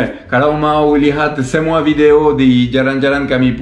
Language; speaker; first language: Indonesian; non-native, learner; French